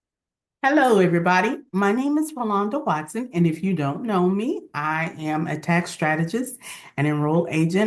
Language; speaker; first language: English; native; English